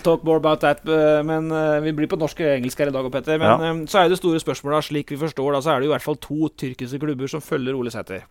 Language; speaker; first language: Norwegian; native; Norwegian